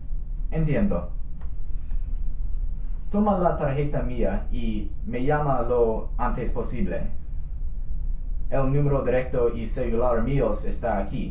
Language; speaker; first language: Spanish; non-native, fluent; English